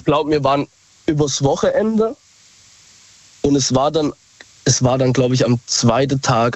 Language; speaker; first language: German; native; German